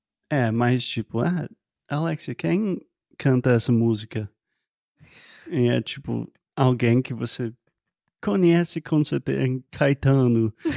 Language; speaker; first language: Portuguese; non-native, learner; English